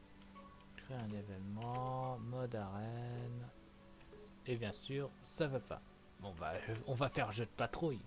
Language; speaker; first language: French; native; French